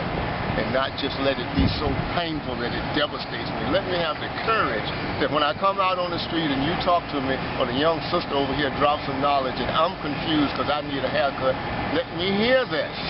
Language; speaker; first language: English; native; English